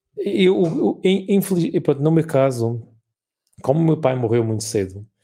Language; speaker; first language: Portuguese; native; Portuguese